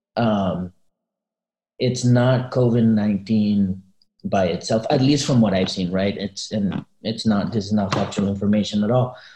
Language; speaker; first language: English; early bilingual, other home language; Spanish